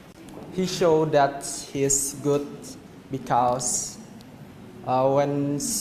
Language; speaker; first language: English; non-native, learner; Indonesian